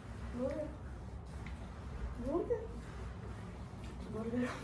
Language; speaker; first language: Russian; non-native, local second language; Kazakh